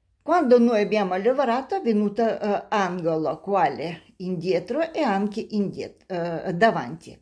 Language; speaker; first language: Italian; non-native, learner; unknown